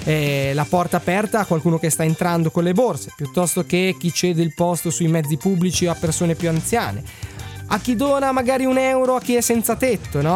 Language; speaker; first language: Italian; native; Italian